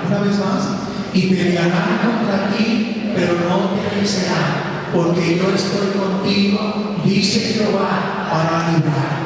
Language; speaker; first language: Spanish; native; Spanish